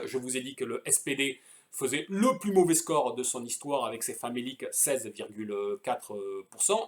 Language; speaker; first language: French; native; French